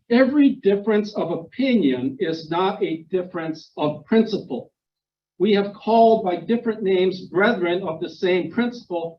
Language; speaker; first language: English; non-native, fluent; Ukrainian